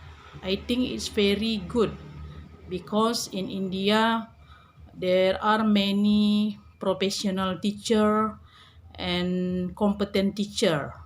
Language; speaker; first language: English; non-native, learner; Indonesian